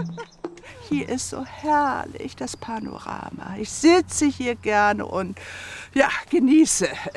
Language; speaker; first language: German; native; German